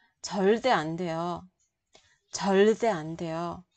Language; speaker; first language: Korean; non-native, fluent; Vietnamese